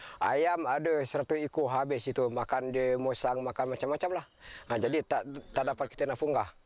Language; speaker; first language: Malay; non-native, local second language; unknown